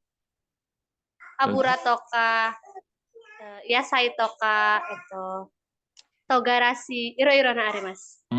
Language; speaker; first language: Japanese; non-native, learner; Indonesian